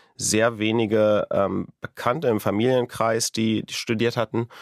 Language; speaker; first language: German; native; German